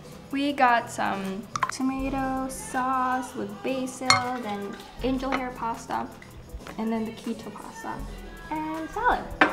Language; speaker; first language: English; non-native, local second language; German